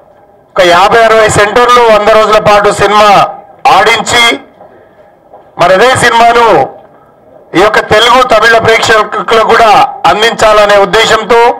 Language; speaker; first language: Telugu; native; Telugu